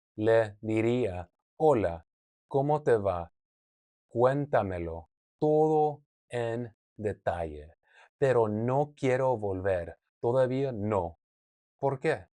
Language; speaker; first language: Spanish; non-native, learner; English